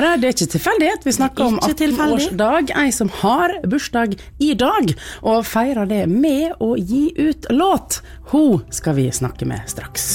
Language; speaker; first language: Norwegian; native; Norwegian